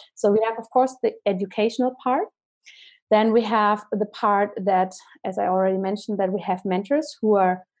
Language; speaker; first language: English; non-native, fluent; German